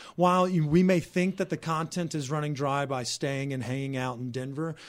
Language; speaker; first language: English; native; English